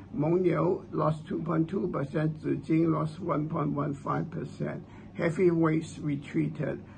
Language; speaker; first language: English; non-native, local second language; Cantonese